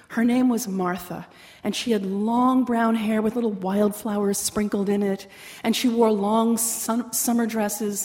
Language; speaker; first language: English; native; English